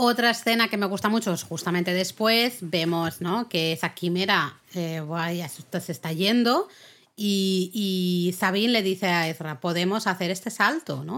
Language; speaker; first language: Spanish; native; Spanish